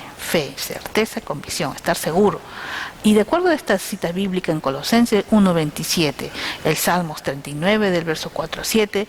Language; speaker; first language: Spanish; native; Spanish